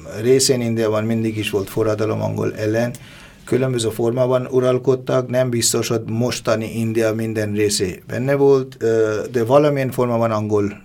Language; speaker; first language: Hungarian; non-native, fluent; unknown